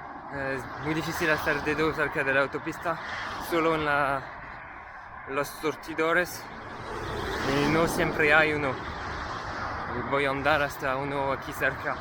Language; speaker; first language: Spanish; non-native, learner; French